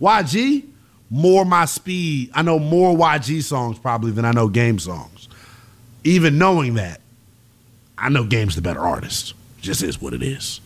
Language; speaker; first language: English; native; English